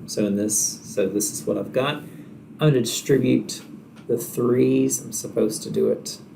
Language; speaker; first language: English; native; English